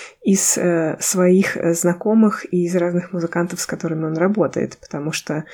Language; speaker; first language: Russian; native; Russian